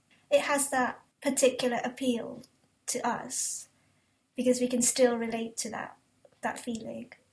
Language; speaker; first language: English; early bilingual, other home language; Japanese